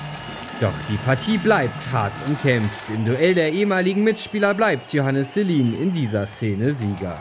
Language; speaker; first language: German; native; German